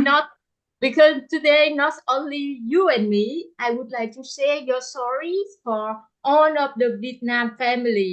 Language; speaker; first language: English; non-native, learner; Vietnamese